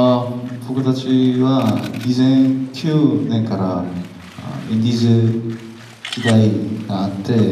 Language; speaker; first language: Japanese; non-native, learner; Korean